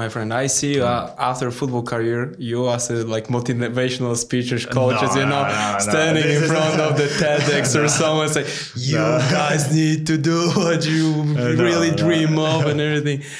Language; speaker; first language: English; non-native, learner; Polish